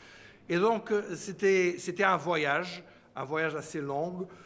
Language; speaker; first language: French; non-native, fluent; Portuguese